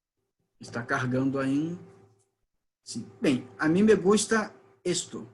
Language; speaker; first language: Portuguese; non-native, learner; Spanish